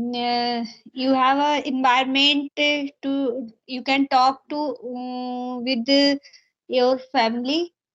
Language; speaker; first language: English; non-native, learner; Hindi